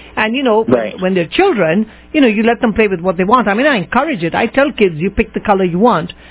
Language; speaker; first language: English; native; English